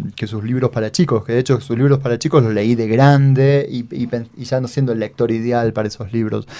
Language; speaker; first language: Spanish; native; Spanish